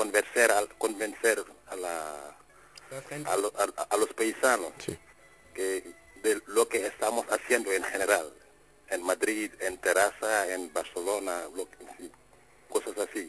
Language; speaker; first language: Spanish; non-native, fluent; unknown